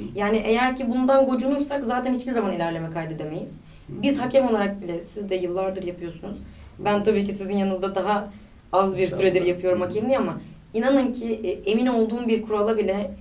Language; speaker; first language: Turkish; native; Turkish